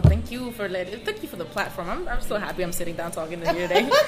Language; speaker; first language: English; non-native, fluent; Spanish